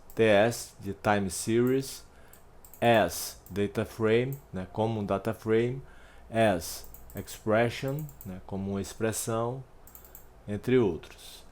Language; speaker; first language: Portuguese; native; Portuguese